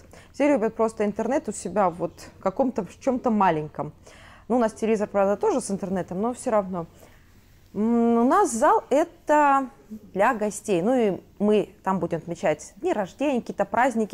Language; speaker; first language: Russian; native; Russian